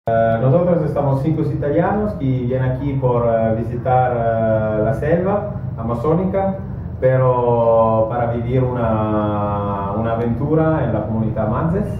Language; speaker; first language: Spanish; non-native, learner; Italian